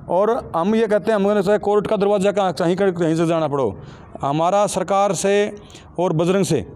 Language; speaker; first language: Hindi; native; Hindi